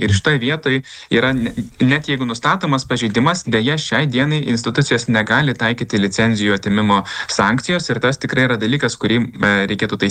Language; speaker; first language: Lithuanian; native; Lithuanian